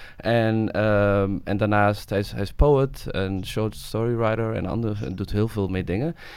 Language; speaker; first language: Dutch; early bilingual, other home language; Somali